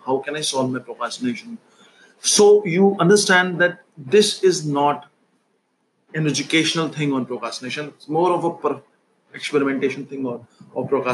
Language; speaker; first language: English; non-native, local second language; Hindi